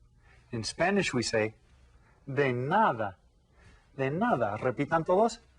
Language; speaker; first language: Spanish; non-native, fluent; English